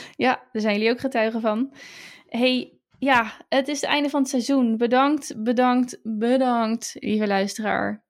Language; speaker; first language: Dutch; native; Dutch